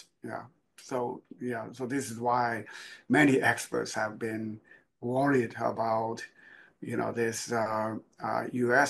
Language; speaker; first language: English; non-native, fluent; Chinese